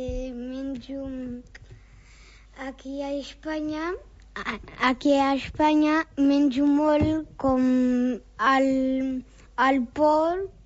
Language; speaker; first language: Catalan; non-native, learner; Portuguese